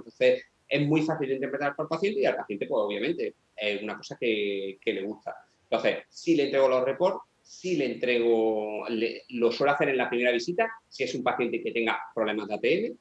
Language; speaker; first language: Spanish; native; Spanish